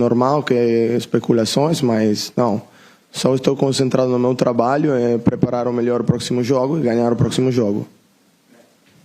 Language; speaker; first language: Portuguese; non-native, learner; Italian